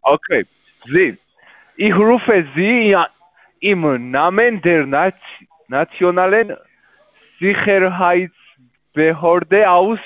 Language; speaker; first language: German; non-native, learner; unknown